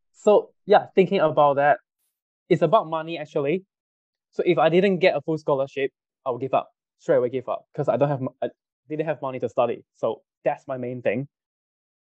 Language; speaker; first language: English; non-native, local second language; Cantonese